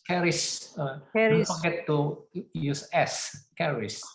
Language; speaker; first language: English; non-native, fluent; Indonesian